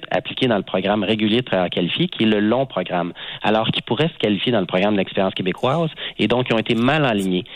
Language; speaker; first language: French; native; French